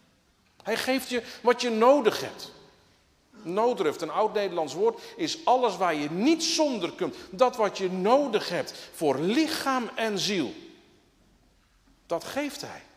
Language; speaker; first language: Dutch; native; Dutch